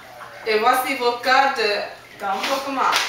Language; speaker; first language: French; non-native, learner; English